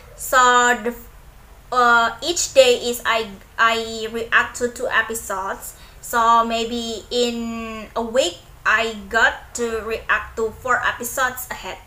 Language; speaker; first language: English; non-native, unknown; Indonesian